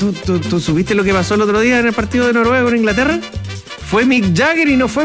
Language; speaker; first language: Spanish; native; Spanish